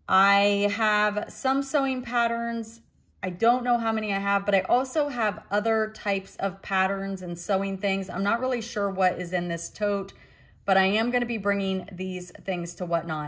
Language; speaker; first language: English; native; English